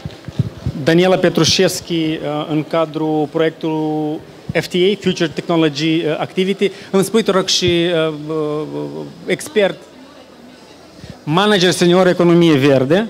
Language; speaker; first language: Romanian; native; Romanian